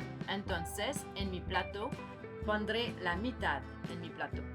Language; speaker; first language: Spanish; non-native, learner; French